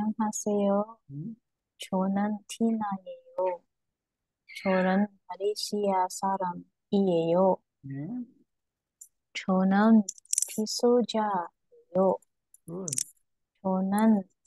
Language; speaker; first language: Korean; non-native, learner; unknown